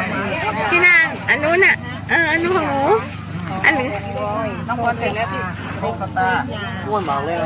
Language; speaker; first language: Thai; native; Thai